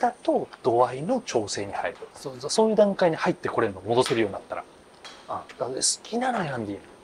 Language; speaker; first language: Japanese; native; Japanese